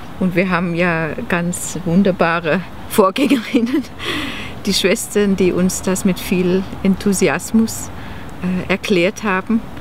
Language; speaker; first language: German; native; German